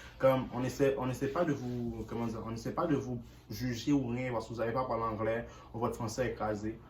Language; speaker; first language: French; early bilingual, other home language; Haitian Creole